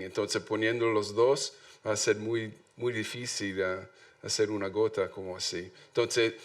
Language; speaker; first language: Spanish; non-native, learner; English